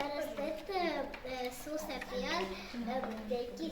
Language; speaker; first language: Estonian; non-native, local second language; Russian